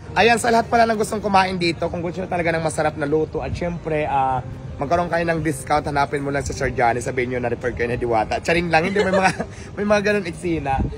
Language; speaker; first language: Filipino; native; Filipino